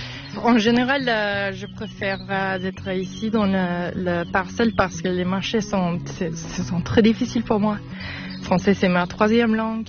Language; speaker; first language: French; non-native, learner; English